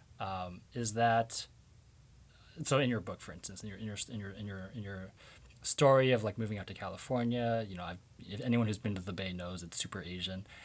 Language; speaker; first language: English; native; English